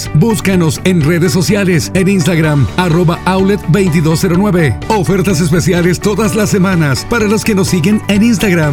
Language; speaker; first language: Spanish; native; Spanish